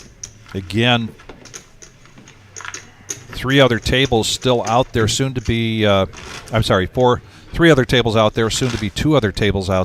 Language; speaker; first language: English; native; English